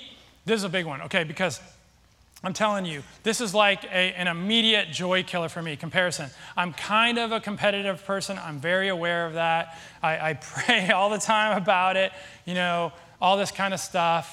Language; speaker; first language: English; native; English